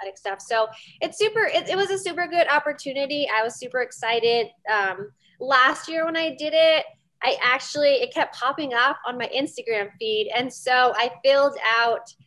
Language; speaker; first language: English; native; English